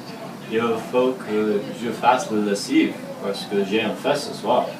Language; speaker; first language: French; non-native, learner; English